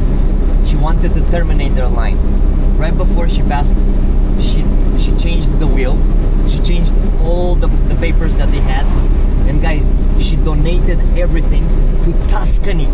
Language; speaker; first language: English; non-native, local second language; Italian